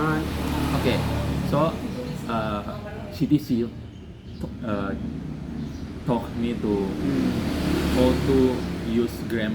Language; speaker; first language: English; non-native, learner; Indonesian